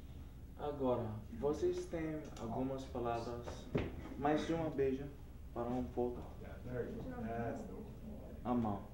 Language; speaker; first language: Portuguese; non-native, learner; English